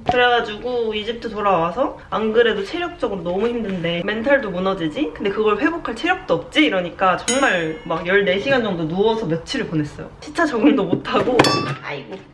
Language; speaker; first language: Korean; native; Korean